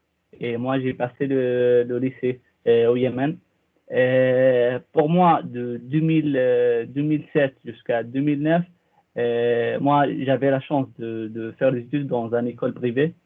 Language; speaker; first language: French; non-native, fluent; Arabic